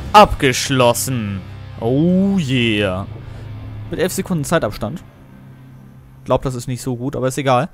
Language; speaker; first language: German; native; German